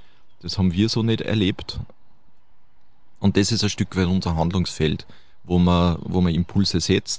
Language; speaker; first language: German; native; German